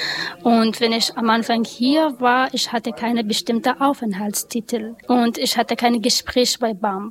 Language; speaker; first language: German; non-native, learner; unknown